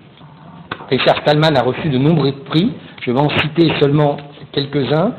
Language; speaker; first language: French; native; French